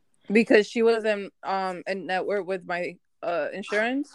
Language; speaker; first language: English; early bilingual, other home language; Spanish